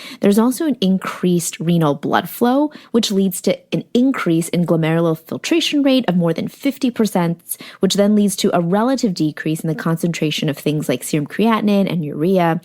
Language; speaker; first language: English; native; English